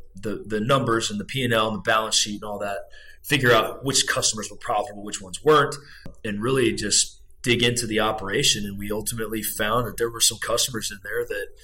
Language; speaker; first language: English; native; English